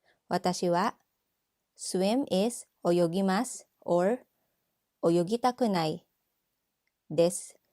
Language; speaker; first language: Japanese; non-native, fluent; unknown